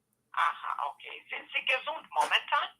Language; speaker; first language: German; non-native, learner; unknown